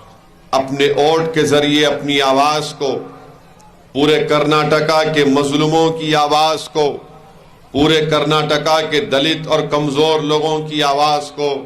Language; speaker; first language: Urdu; native; Urdu